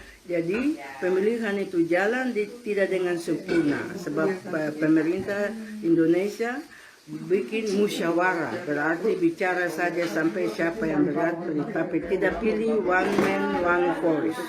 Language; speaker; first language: Indonesian; non-native, local second language; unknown